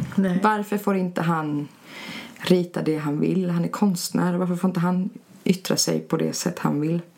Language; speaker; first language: Swedish; early bilingual, other home language; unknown